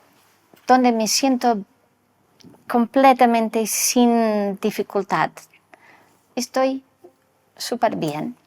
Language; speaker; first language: Spanish; non-native, local second language; English